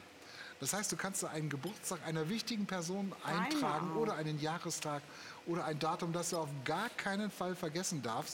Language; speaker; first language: German; native; German